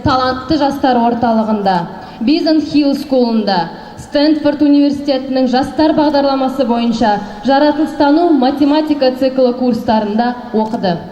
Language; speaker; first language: Kazakh; native; Kazakh